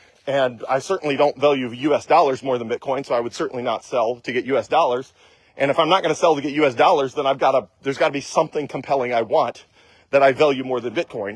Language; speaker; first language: English; native; English